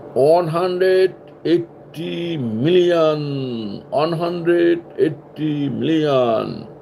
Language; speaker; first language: English; non-native, local second language; Bangla